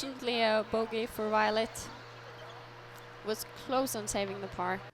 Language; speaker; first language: English; non-native, fluent; Norwegian